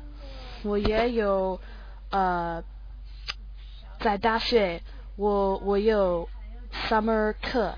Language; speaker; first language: Chinese; non-native, learner; English